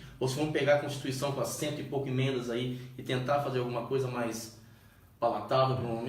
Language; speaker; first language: Portuguese; native; Portuguese